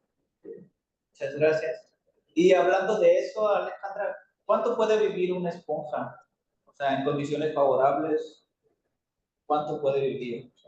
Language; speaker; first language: Spanish; native; Spanish